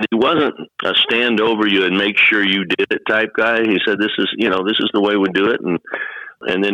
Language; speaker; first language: English; native; English